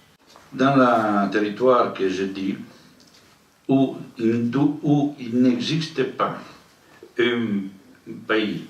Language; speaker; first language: French; non-native, learner; Italian